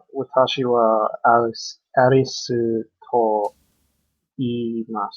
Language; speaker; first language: Japanese; non-native, learner; English